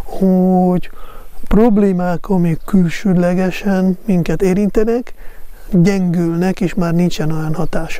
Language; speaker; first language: Hungarian; non-native, fluent; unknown